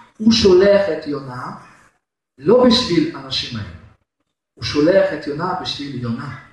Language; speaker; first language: Hebrew; non-native, fluent; Russian